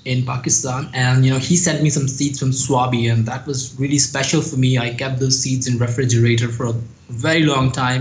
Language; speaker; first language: English; non-native, local second language; Hindi